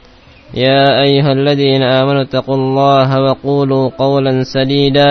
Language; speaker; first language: Arabic; non-native, fluent; Indonesian